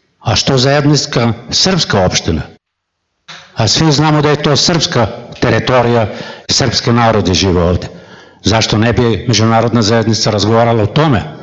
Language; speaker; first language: Serbian; non-native, fluent; Arabic